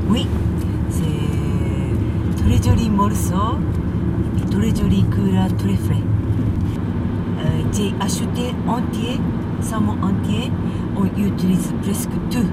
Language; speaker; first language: French; non-native, learner; Japanese